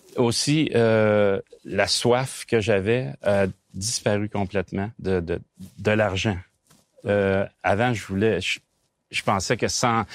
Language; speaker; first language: French; native; French